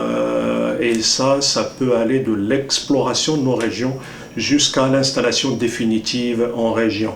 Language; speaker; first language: French; native; French